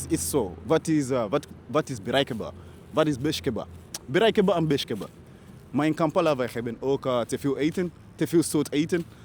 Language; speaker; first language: Dutch; non-native, learner; Ganda